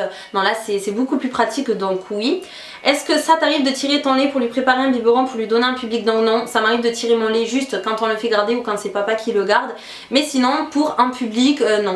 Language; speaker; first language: French; native; French